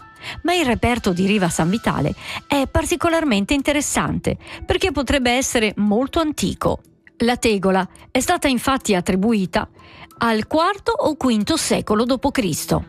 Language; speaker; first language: Italian; native; Italian